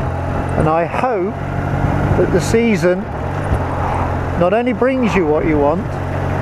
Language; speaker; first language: English; native; English